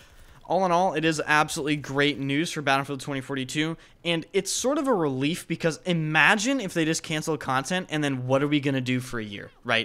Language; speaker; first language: English; native; English